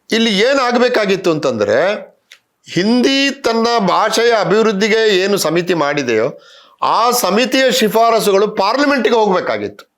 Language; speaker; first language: Kannada; non-native, local second language; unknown